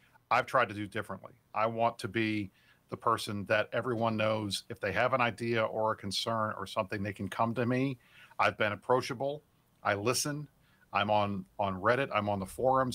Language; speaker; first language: English; native; English